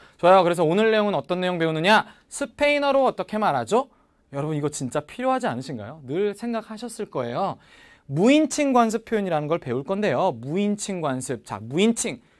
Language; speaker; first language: Korean; native; Korean